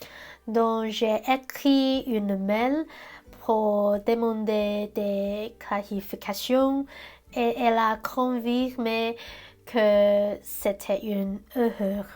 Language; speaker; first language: French; non-native, learner; Cantonese